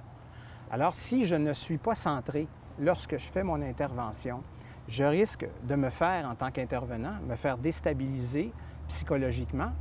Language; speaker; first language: French; native; French